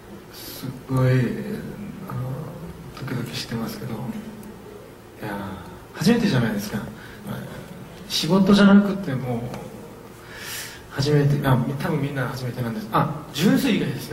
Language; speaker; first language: Japanese; non-native, fluent; Korean